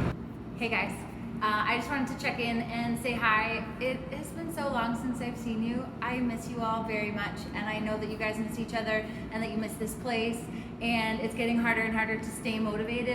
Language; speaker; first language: English; native; English